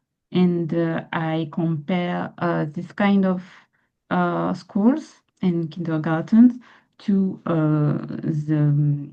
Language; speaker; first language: English; non-native, fluent; French